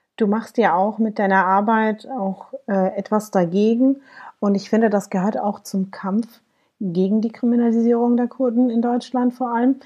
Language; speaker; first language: German; early bilingual, other home language; Kurdish